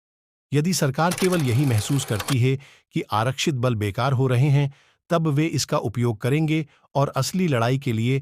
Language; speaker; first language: Hindi; native; Hindi